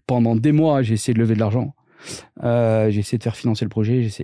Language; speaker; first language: French; native; French